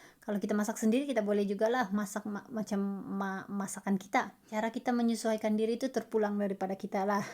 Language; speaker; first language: Malay; native; Malay